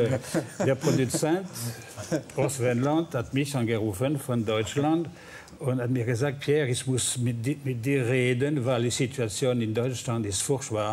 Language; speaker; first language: German; non-native, learner; French